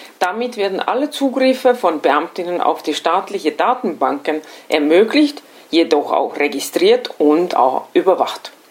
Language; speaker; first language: German; non-native, fluent; Estonian